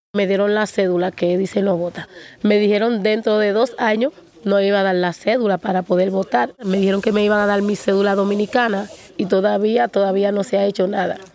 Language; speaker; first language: Spanish; native; Spanish